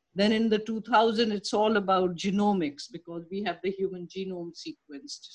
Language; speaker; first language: English; non-native, local second language; Urdu